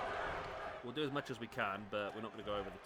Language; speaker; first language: English; native; English